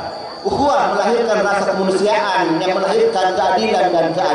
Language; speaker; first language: Indonesian; native; Indonesian